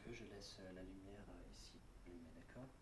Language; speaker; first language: French; native; French